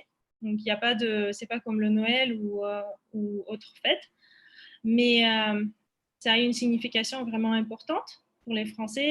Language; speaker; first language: French; non-native, fluent; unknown